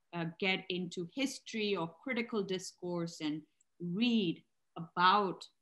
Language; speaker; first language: English; non-native, local second language; Urdu